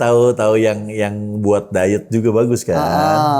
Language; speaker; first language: Indonesian; native; Indonesian